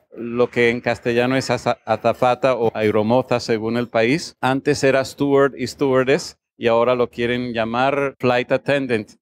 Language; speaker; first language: Spanish; non-native, fluent; English